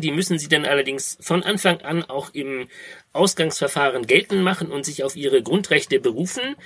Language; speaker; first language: German; native; German